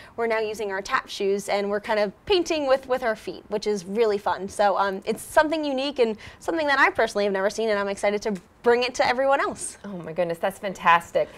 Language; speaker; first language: English; native; English